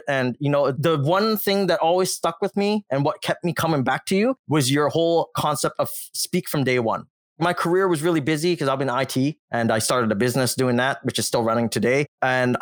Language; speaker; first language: English; native; English